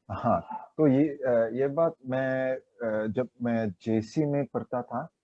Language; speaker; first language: Hindi; non-native, learner; Chinese